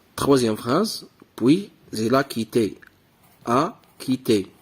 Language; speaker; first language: French; non-native, local second language; Arabic